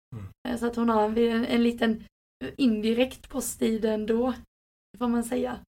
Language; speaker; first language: Swedish; native; Swedish